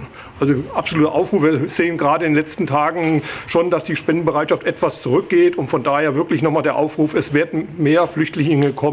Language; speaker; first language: German; native; German